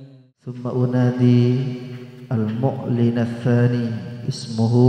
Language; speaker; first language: Arabic; non-native, fluent; Indonesian